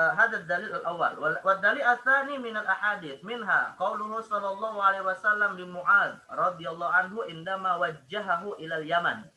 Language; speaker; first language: Arabic; non-native, fluent; Indonesian